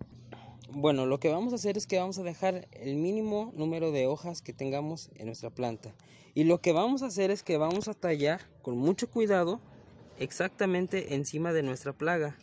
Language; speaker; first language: Spanish; native; Spanish